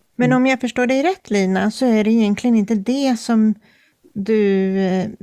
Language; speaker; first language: Swedish; native; Swedish